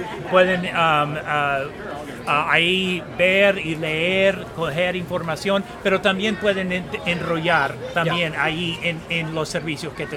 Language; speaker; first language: Spanish; non-native, fluent; English